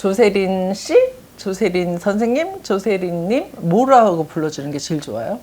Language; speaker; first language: Korean; native; Korean